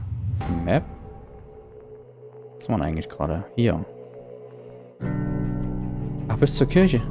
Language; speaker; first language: German; native; German